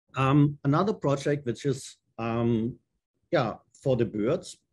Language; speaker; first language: English; non-native, fluent; German